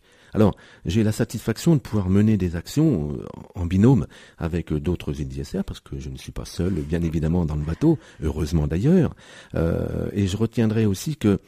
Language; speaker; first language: French; native; French